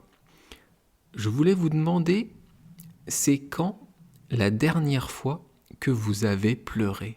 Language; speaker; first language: French; native; French